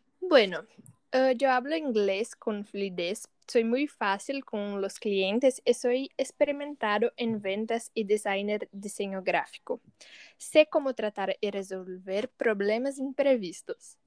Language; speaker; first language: Spanish; non-native, learner; Portuguese